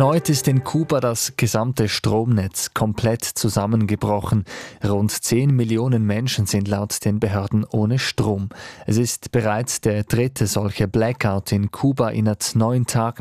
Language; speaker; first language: German; native; German